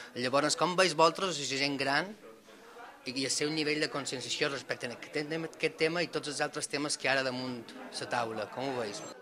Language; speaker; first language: Catalan; native; Catalan